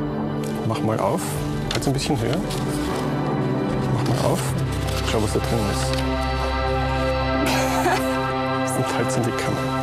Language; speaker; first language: German; native; German